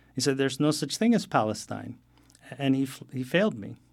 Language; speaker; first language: English; non-native, fluent; Arabic